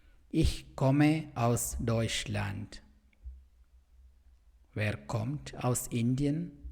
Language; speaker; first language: German; non-native, fluent; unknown